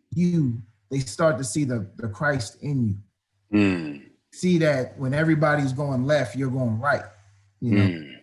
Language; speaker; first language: English; native; English